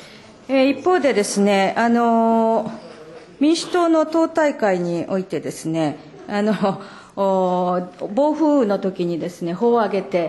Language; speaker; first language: Japanese; native; Japanese